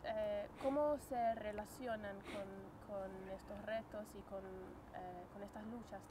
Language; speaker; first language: Spanish; non-native, fluent; English